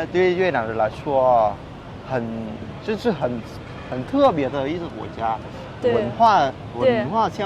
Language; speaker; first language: Chinese; non-native, fluent; Vietnamese